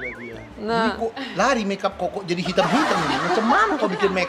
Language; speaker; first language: Indonesian; native; Indonesian